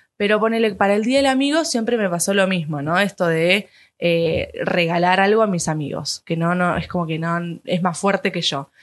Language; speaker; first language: Spanish; native; Spanish